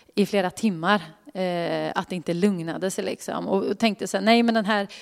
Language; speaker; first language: Swedish; native; Swedish